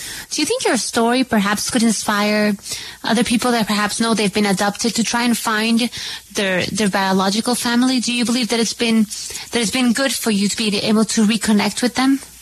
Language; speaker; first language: English; non-native, fluent; Spanish